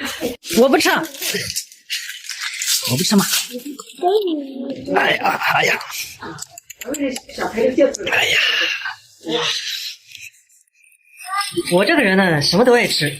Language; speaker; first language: Chinese; native; Chinese